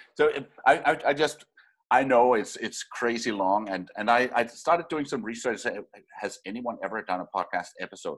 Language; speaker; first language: English; non-native, fluent; Danish